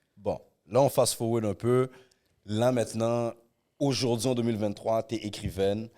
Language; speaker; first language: French; native; French